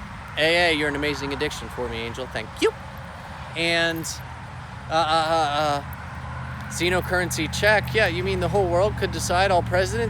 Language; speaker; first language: English; native; English